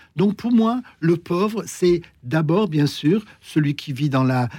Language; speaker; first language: French; native; French